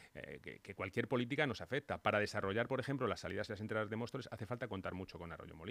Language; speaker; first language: Spanish; native; Spanish